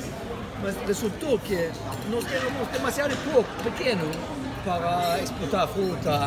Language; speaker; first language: Portuguese; non-native, fluent; Spanish